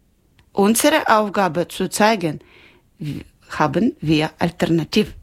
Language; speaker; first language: German; non-native, local second language; Ukrainian